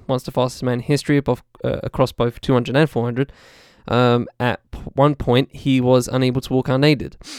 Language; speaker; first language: English; native; English